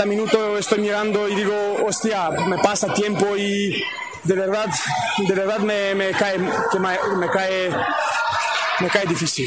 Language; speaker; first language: Spanish; non-native, fluent; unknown